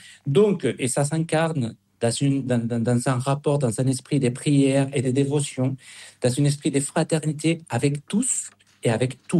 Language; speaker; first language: French; non-native, fluent; Spanish